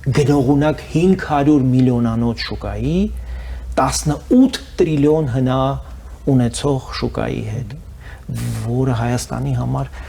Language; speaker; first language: Armenian; native; Armenian